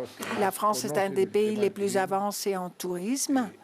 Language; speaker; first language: French; non-native, fluent; Spanish